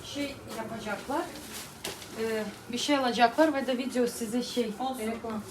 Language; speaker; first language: Turkish; non-native, fluent; Russian